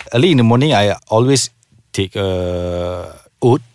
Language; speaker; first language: English; non-native, local second language; Malay